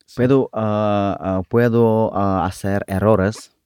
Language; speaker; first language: Spanish; non-native, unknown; Russian